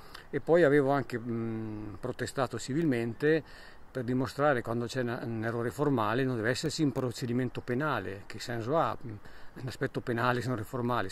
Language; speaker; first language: Italian; native; Italian